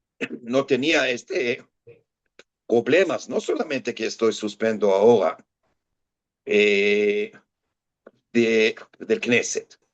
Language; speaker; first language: Spanish; non-native, fluent; Hebrew